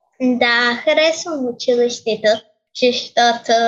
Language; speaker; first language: Bulgarian; early bilingual, heritage; Bulgarian